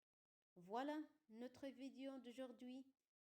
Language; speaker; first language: French; non-native, fluent; Arabic